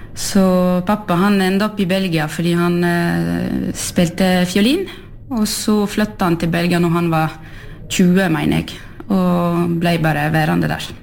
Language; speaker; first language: Norwegian; early bilingual, heritage; French